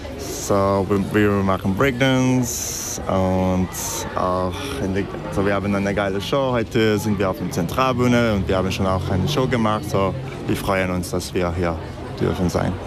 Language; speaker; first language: German; non-native, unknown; Hungarian